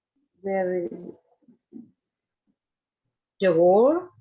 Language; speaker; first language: English; non-native, learner; Spanish